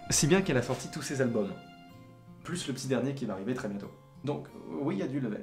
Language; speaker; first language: French; native; French